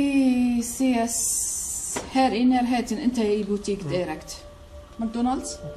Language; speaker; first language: Swedish; non-native, learner; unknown